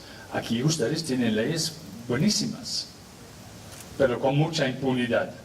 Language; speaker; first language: Spanish; non-native, fluent; English